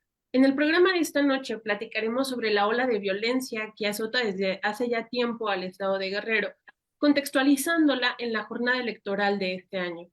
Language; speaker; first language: Spanish; native; Spanish